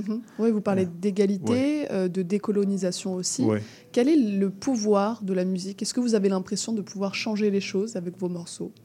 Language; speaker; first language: French; native; French